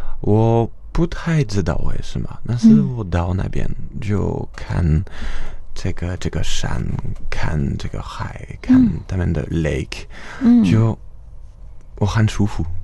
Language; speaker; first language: Chinese; non-native, fluent; French